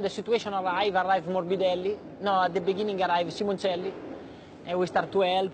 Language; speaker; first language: English; non-native, learner; Italian